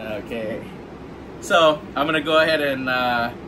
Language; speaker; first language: English; native; English